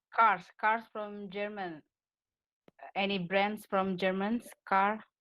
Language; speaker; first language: English; non-native, fluent; Indonesian